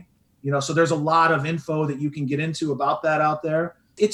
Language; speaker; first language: English; native; English